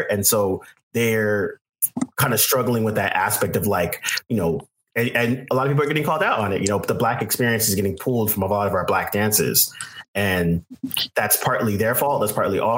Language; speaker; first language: English; native; English